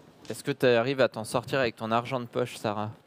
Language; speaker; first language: French; native; French